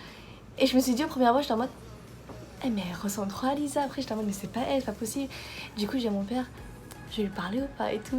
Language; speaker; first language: French; native; French